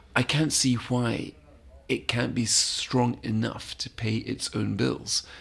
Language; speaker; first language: English; native; English